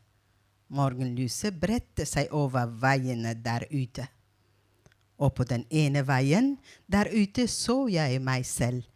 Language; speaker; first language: Norwegian; non-native, fluent; Persian